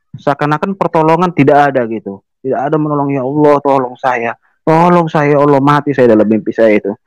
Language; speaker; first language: Indonesian; native; Indonesian